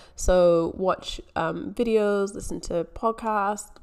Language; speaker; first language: English; native; English